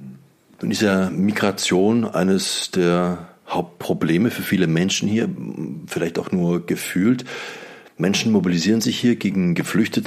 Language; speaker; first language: German; native; German